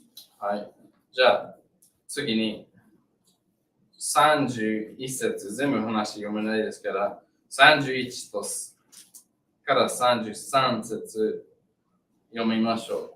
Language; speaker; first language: Japanese; non-native, learner; English